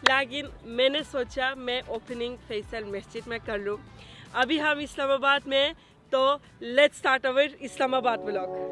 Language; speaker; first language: Hindi; non-native, learner; Turkish